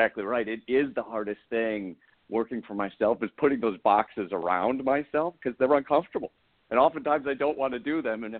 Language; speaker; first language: English; native; English